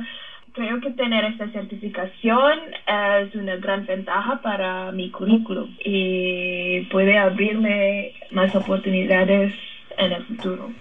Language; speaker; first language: Spanish; non-native, fluent; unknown